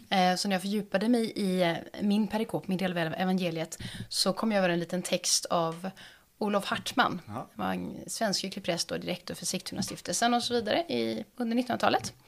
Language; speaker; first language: Swedish; native; Swedish